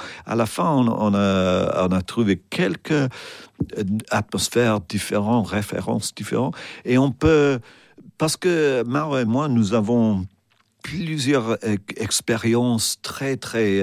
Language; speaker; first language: French; non-native, fluent; English